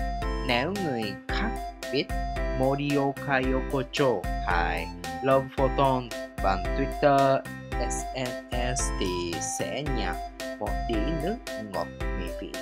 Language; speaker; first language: Vietnamese; non-native, learner; Japanese